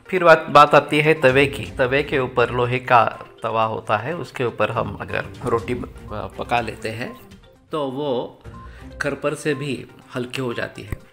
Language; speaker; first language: Hindi; non-native, local second language; Marathi